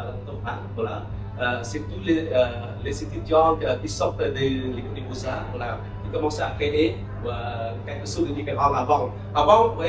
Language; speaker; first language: French; non-native, local second language; Khmer